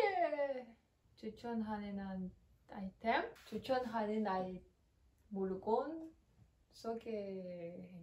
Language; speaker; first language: Korean; non-native, learner; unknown